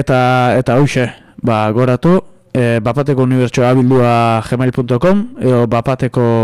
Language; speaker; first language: Basque; native; Basque